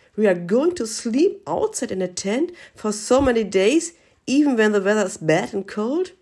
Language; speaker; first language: English; non-native, learner; German